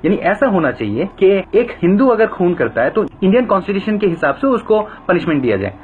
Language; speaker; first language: Hindi; non-native, fluent; Bangla